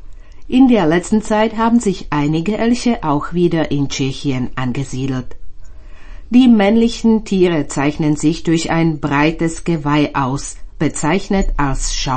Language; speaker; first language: German; native; German